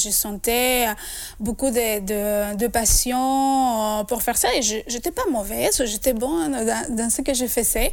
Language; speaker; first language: French; non-native, fluent; Spanish